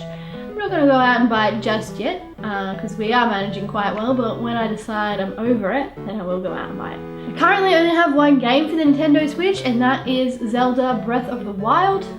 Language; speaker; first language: English; native; English